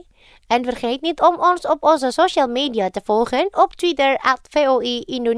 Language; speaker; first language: Dutch; non-native, fluent; Indonesian